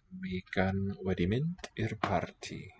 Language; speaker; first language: Welsh; non-native, learner; English